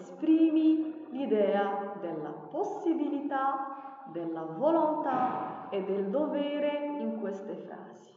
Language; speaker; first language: Italian; non-native, fluent; Arabic